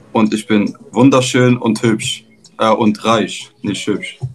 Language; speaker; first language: English; native; English